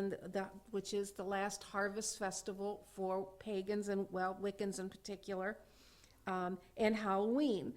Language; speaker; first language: English; native; English